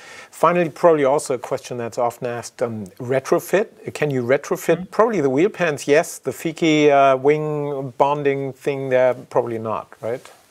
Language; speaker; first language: English; non-native, fluent; German